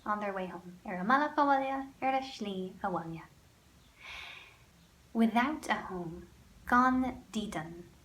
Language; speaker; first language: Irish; non-native, local second language; English